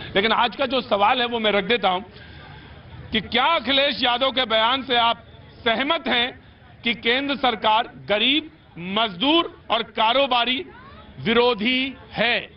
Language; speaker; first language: Hindi; native; Hindi